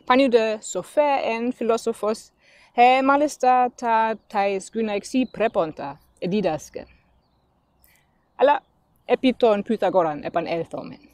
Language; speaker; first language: Greek; non-native, fluent; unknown